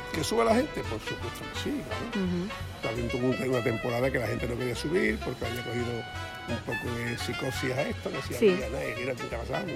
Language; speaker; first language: Spanish; native; Spanish